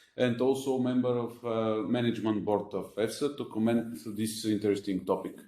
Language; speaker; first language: English; non-native, fluent; Bulgarian